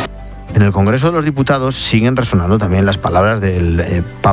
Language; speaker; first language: Spanish; native; Spanish